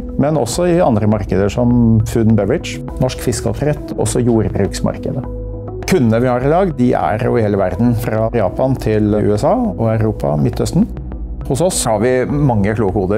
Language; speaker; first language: Norwegian; native; Norwegian